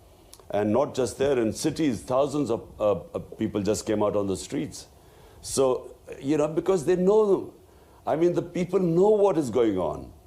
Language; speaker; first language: English; non-native, local second language; Urdu